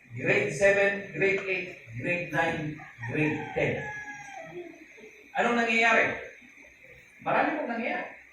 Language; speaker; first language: Filipino; non-native, local second language; Hiligaynon